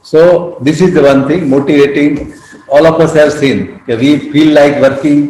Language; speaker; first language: English; non-native, local second language; Gujarati